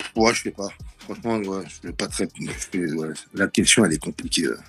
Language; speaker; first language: French; native; French